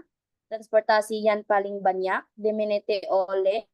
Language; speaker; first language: Indonesian; non-native, learner; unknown